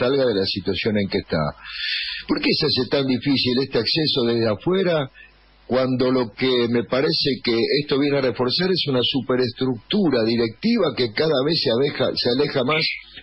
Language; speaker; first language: Spanish; native; Spanish